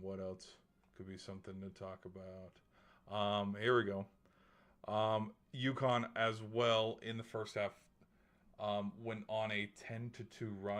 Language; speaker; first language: English; native; English